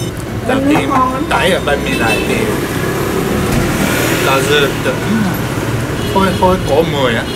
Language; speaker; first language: Vietnamese; non-native, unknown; Japanese